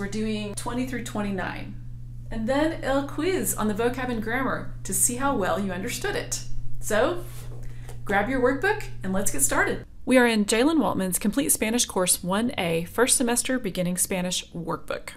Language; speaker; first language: English; native; English